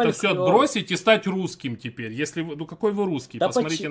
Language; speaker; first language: Russian; native; Russian